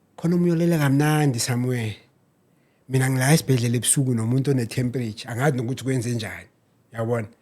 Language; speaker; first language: Zulu; native; Zulu